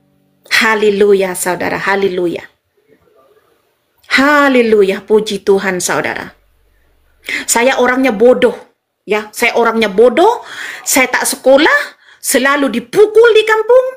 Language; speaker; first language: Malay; non-native, local second language; Madurese